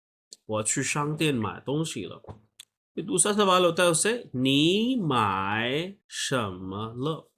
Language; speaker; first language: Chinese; non-native, learner; Urdu